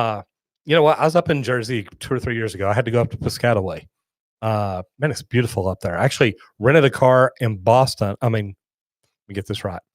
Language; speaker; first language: English; native; English